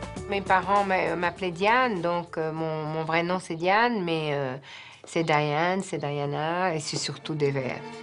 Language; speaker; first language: French; native; French